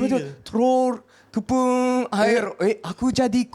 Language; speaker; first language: Indonesian; non-native, learner; Japanese